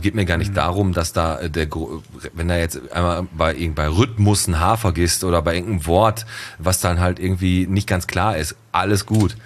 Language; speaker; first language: German; native; German